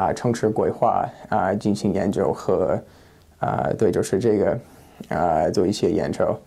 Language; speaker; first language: Chinese; non-native, learner; English